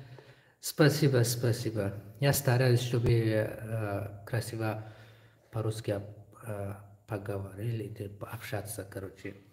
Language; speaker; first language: Russian; non-native, learner; Tajik